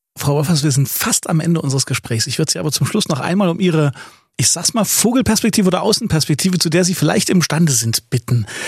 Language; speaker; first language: German; native; German